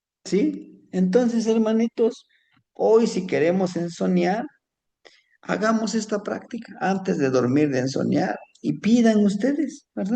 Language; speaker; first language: Spanish; native; Spanish